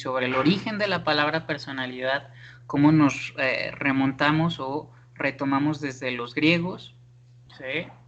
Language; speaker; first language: Spanish; native; Spanish